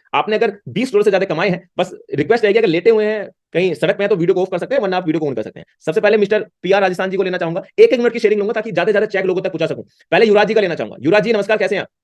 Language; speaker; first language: Hindi; native; Hindi